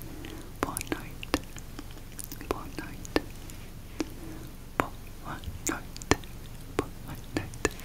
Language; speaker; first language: Portuguese; non-native, learner; Turkish